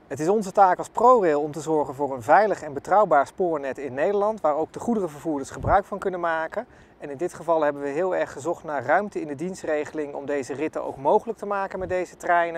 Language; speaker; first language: Dutch; native; Dutch